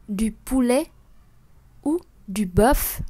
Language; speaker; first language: French; non-native, fluent; Vietnamese